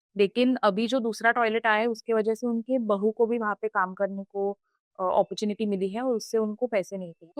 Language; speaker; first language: Hindi; non-native, local second language; Marathi